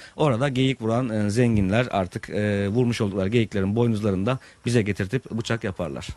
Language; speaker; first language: Turkish; native; Turkish